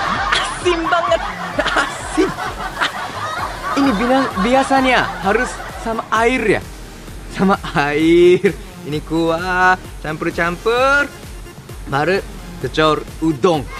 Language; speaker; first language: Indonesian; non-native, fluent; Japanese